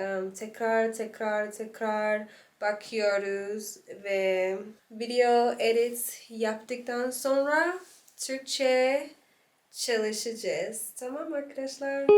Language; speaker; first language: Turkish; non-native, learner; English